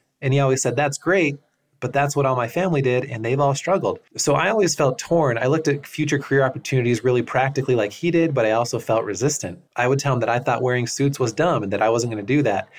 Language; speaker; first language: English; native; English